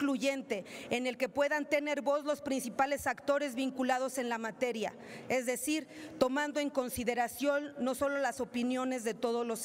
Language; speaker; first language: Spanish; native; Spanish